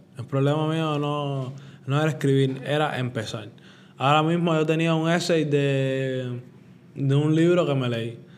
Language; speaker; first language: Spanish; native; Spanish